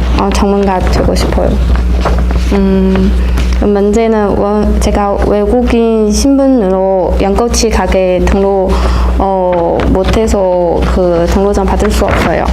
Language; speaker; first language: Korean; non-native, learner; Chinese